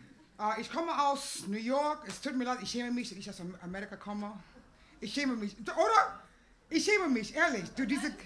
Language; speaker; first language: German; non-native, fluent; English